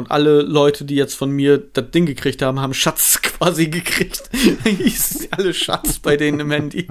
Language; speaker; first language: German; native; German